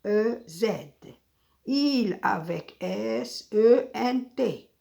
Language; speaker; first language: French; non-native, local second language; Arabic